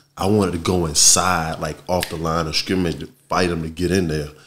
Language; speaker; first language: English; native; English